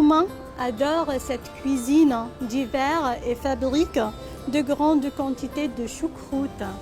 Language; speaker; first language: French; non-native, local second language; Arabic